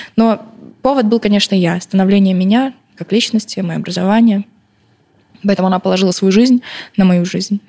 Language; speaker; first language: Russian; early bilingual, other home language; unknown